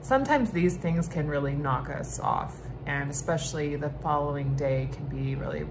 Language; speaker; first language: English; native; English